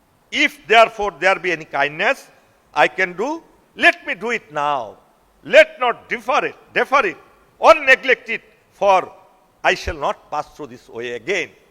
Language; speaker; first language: English; non-native, local second language; Bangla